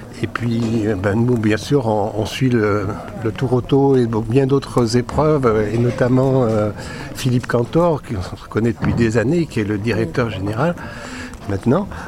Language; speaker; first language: French; native; French